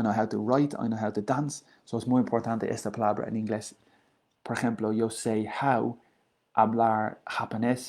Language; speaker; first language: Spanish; non-native, learner; English